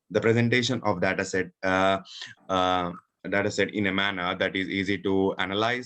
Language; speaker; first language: English; non-native, local second language; Urdu